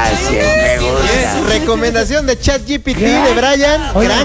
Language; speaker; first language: Spanish; native; Spanish